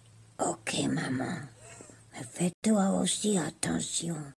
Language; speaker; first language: French; non-native, fluent; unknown